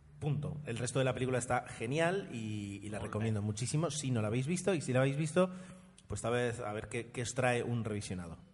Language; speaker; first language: Spanish; non-native, fluent; Italian